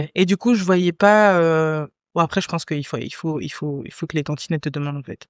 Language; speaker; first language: French; native; French